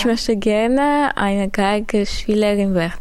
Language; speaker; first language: German; early bilingual, other home language; Armenian